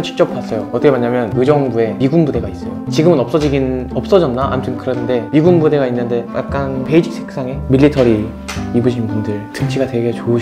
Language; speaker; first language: Korean; native; Korean